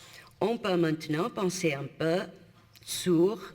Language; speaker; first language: French; non-native, fluent; Portuguese